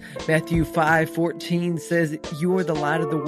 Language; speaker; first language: English; native; English